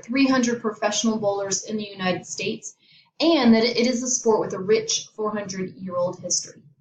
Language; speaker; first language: English; native; English